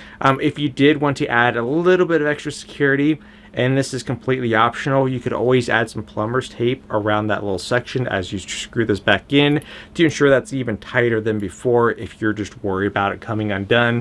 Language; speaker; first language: English; native; English